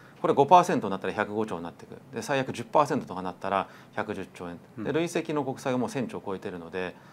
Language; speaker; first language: Japanese; native; Japanese